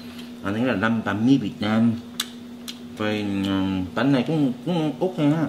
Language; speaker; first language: Vietnamese; non-native, learner; Korean